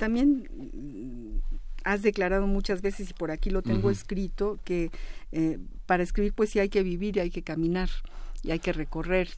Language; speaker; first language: Spanish; native; Spanish